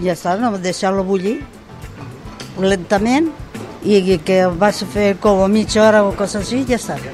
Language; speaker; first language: Catalan; non-native, local second language; Spanish